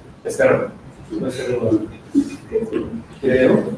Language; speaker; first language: Spanish; non-native, learner; French